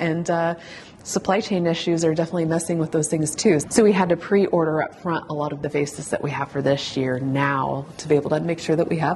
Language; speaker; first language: English; native; English